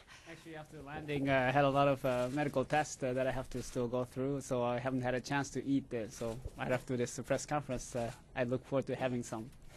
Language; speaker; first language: English; non-native, fluent; Japanese